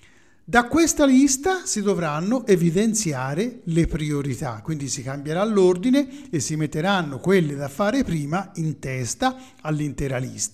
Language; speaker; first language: Italian; native; Italian